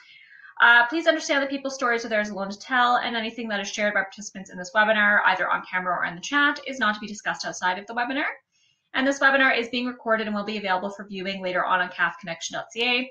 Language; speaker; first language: English; native; English